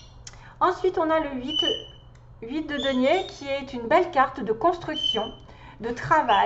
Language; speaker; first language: French; native; French